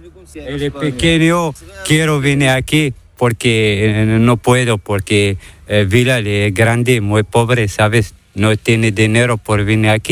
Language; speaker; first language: Spanish; non-native, learner; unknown